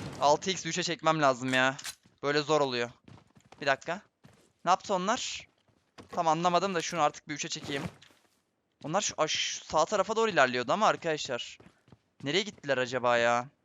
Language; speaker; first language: Turkish; native; Turkish